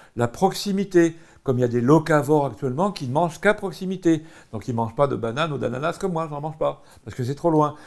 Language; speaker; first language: French; native; French